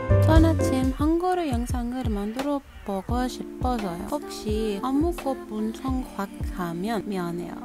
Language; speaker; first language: Korean; non-native, learner; English